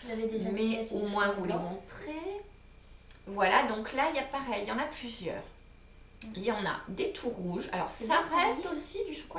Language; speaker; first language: French; native; French